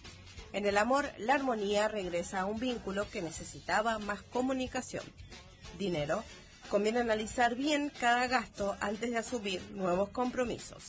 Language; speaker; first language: Spanish; native; Spanish